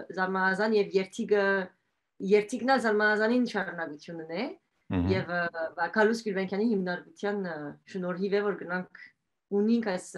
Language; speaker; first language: Armenian; early bilingual, heritage; Armenian